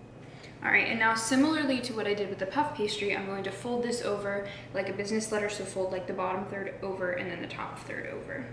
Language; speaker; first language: English; native; English